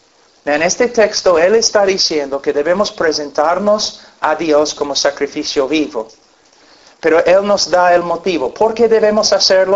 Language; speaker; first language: Spanish; non-native, fluent; English